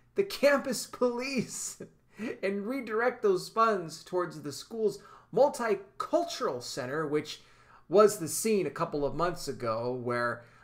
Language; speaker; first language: English; native; English